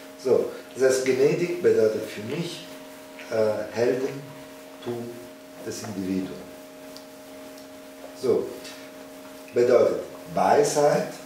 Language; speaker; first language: German; non-native, fluent; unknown